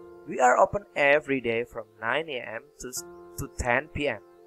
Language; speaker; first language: English; non-native, fluent; Indonesian